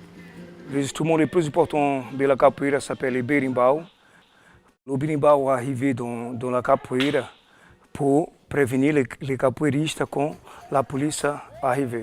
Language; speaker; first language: French; non-native, fluent; Portuguese